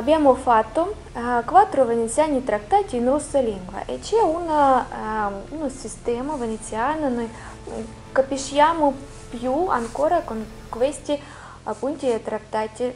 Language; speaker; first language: Italian; non-native, learner; Russian